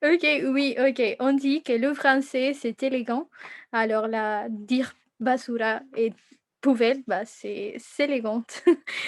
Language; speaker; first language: French; non-native, fluent; Spanish